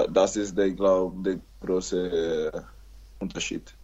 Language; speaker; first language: German; non-native, learner; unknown